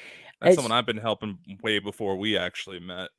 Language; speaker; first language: English; native; English